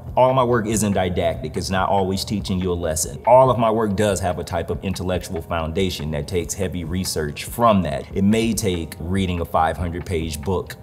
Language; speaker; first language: English; native; English